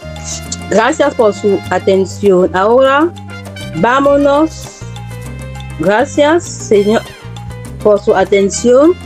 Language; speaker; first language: Spanish; non-native, fluent; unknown